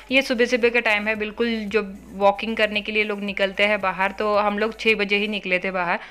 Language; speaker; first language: Hindi; non-native, local second language; Marathi